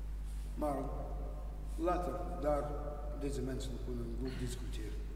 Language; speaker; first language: Dutch; non-native, learner; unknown